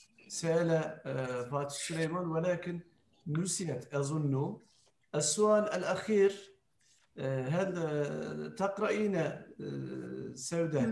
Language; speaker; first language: Arabic; non-native, fluent; Turkish